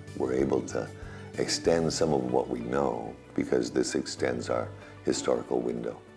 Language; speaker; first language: English; native; English